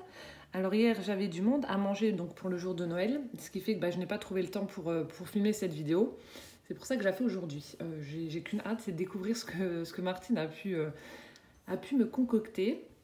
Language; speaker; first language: French; native; French